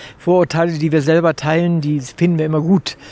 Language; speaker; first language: German; native; German